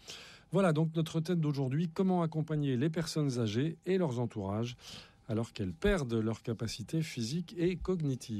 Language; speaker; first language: French; native; French